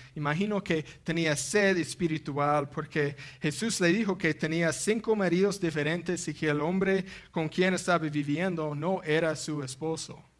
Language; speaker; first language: Spanish; non-native, fluent; English